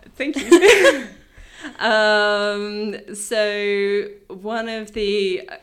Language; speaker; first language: English; native; English